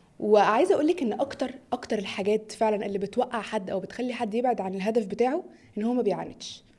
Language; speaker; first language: Egyptian Arabic; early bilingual, heritage; Arabic